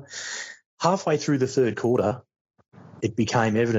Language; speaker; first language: English; native; English